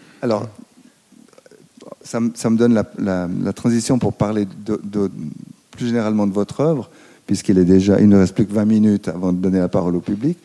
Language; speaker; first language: French; native; French